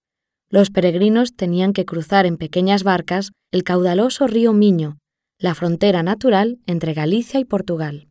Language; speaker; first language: Spanish; native; Spanish